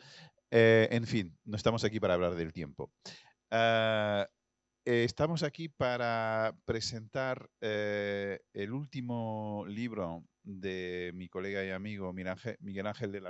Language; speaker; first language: Spanish; non-native, fluent; French